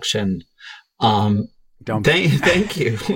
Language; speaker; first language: English; native; English